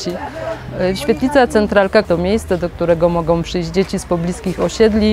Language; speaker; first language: Polish; native; Polish